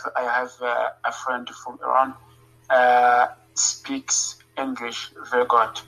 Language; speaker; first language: English; non-native, learner; Arabic